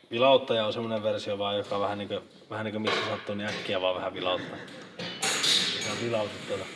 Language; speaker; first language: Finnish; native; Finnish